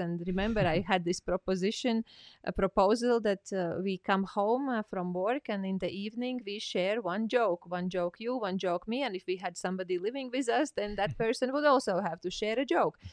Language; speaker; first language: English; non-native, fluent; Latvian